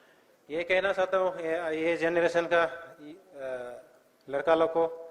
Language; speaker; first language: Hindi; non-native, local second language; Bodo